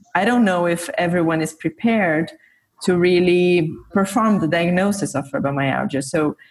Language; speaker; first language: English; non-native, fluent; Portuguese